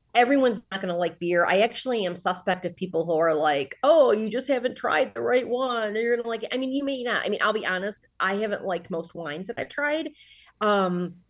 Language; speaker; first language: English; native; English